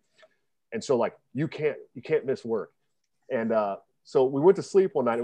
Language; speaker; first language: English; native; English